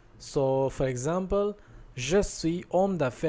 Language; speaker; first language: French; non-native, fluent; Hindi